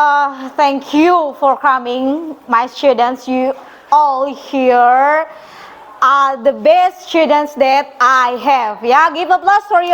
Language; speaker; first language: English; non-native, fluent; Indonesian